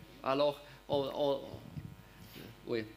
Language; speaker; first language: French; non-native, learner; German